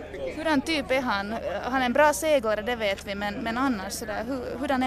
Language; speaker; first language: Swedish; native; Swedish